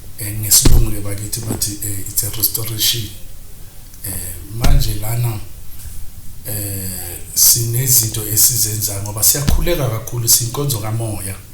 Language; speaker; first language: Zulu; native; Zulu